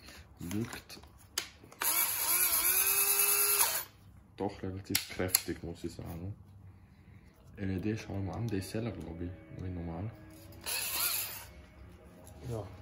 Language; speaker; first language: German; native; German